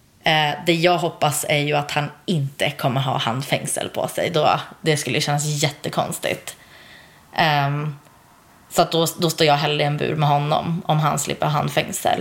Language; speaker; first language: Swedish; native; Swedish